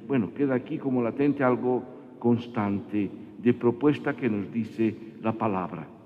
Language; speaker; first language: Spanish; native; Spanish